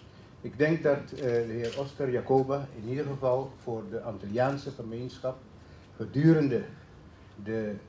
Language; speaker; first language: Dutch; non-native, local second language; Papiamento